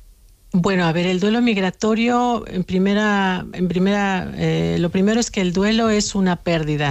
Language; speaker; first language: Spanish; native; Spanish